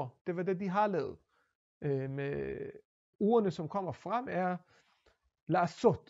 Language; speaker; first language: Danish; non-native, fluent; Hebrew